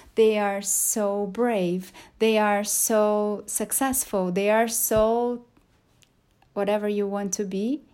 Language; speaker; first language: English; non-native, fluent; Portuguese